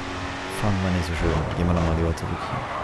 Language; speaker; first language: German; native; German